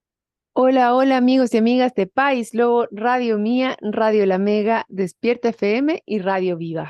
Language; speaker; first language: Spanish; native; Spanish